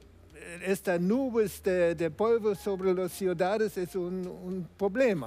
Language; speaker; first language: Spanish; non-native, fluent; German